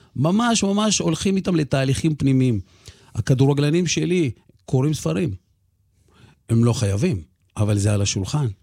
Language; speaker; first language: Hebrew; early bilingual, other home language; Russian